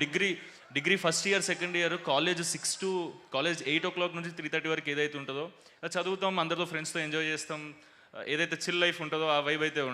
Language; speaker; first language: Telugu; native; Telugu